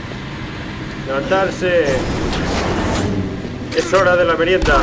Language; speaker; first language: Spanish; native; Spanish